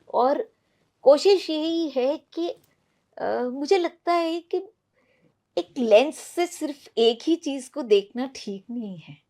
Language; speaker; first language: Hindi; non-native, local second language; Punjabi